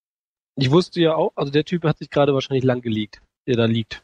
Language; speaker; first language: German; native; German